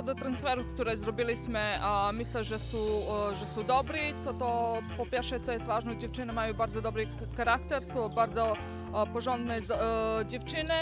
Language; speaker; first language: Polish; non-native, fluent; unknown